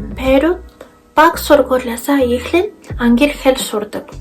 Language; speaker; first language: Mongolian; non-native, learner; Spanish